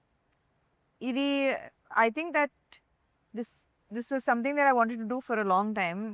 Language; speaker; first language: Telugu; non-native, local second language; Tamil